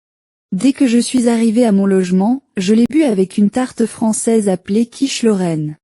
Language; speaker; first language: French; non-native, learner; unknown